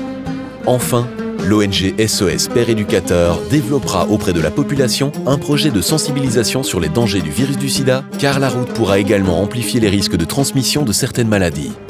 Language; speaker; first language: French; native; French